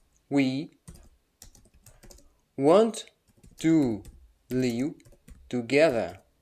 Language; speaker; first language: English; non-native, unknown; Ukrainian